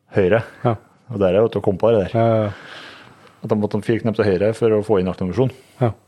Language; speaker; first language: Norwegian; native; Norwegian